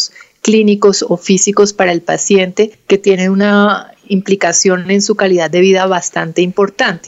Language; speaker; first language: Spanish; native; Spanish